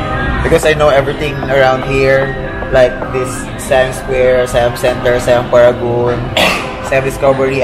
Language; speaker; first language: English; non-native, local second language; Filipino